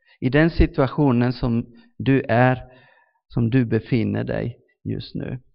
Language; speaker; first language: Swedish; non-native, fluent; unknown